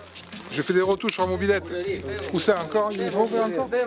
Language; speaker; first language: French; native; French